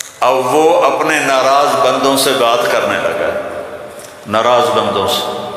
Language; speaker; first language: Urdu; non-native, local second language; Punjabi